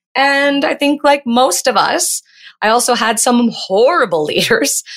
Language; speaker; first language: English; native; English